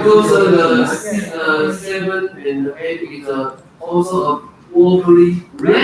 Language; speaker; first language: English; non-native, learner; Chinese